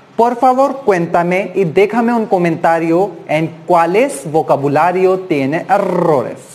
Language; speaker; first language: Spanish; non-native, fluent; Hindi